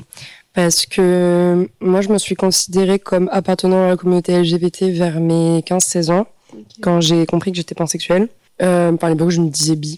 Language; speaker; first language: French; native; French